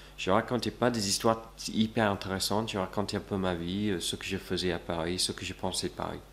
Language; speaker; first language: French; non-native, fluent; English